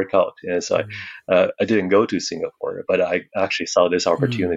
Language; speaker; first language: English; non-native, fluent; Chinese